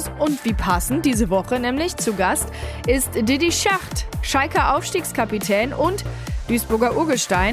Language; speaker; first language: German; native; German